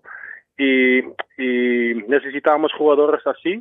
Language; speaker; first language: Spanish; non-native, fluent; Dutch